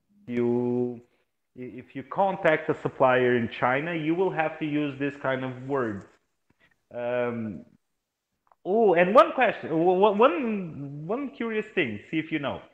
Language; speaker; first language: English; non-native, fluent; Portuguese